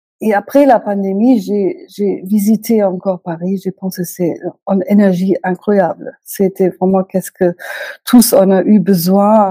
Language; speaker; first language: French; non-native, fluent; German